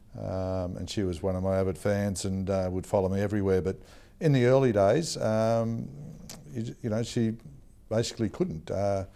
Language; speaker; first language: English; native; English